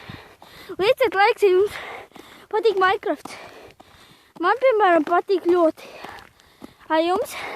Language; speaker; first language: Latvian; non-native, local second language; Russian